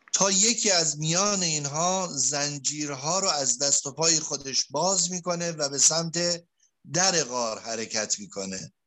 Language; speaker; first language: Persian; native; Persian